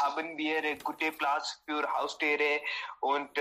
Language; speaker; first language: German; non-native, learner; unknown